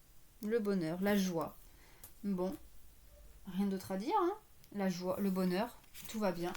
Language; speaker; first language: French; native; French